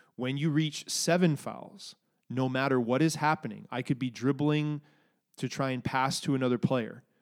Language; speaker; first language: English; native; English